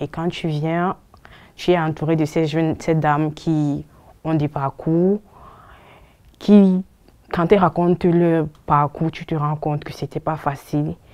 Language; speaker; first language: French; native; French